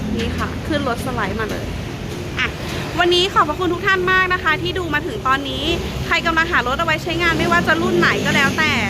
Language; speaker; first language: Thai; native; Thai